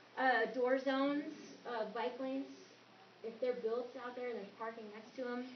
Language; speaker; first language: English; native; English